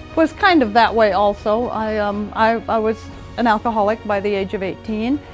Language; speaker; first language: English; native; English